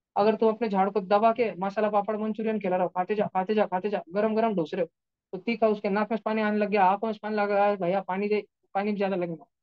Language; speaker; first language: Hindi; non-native, local second language; Marathi